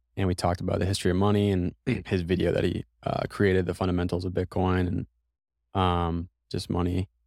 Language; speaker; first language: English; native; English